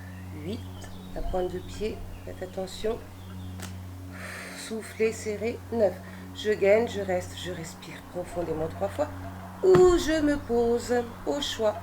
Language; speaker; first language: French; native; French